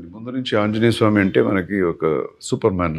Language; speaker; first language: Telugu; native; Telugu